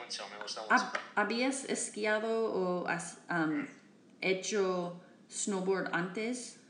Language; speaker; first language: Spanish; non-native, learner; English